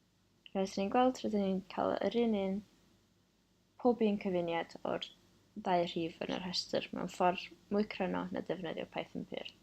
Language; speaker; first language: Welsh; non-native, local second language; English